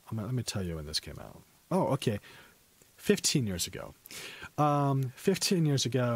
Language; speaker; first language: English; native; English